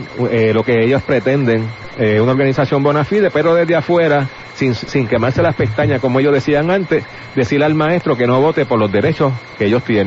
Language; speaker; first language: Spanish; native; Spanish